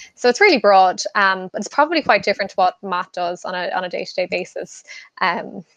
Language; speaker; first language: English; native; English